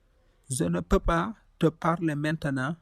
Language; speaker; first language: French; non-native, local second language; Wolof